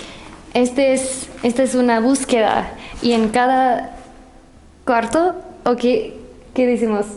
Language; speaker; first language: Spanish; non-native, fluent; English